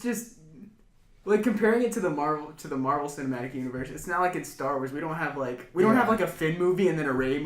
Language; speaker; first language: English; native; English